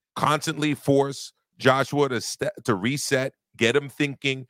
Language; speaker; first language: English; native; English